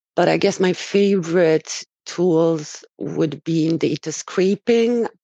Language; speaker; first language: English; non-native, fluent; Romanian